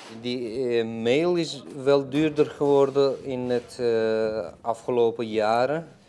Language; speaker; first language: Dutch; non-native, fluent; Turkish